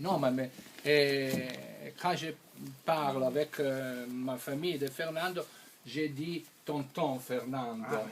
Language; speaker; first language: French; non-native, fluent; Italian